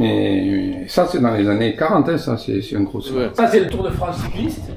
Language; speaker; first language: French; native; French